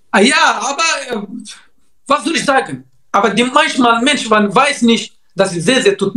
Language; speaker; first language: German; non-native, learner; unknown